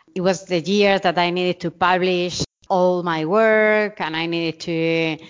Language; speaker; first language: English; non-native, fluent; Spanish